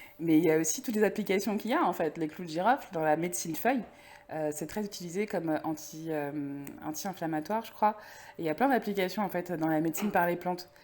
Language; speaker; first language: French; native; French